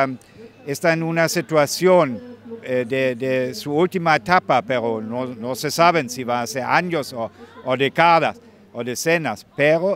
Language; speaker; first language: Spanish; non-native, fluent; German